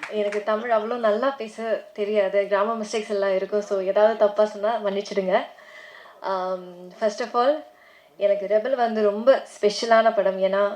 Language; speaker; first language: Tamil; non-native, learner; Malayalam